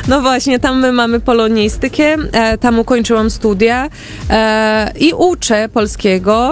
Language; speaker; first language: Polish; early bilingual, heritage; Portuguese